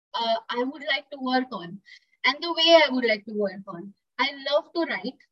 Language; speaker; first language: English; non-native, local second language; Marathi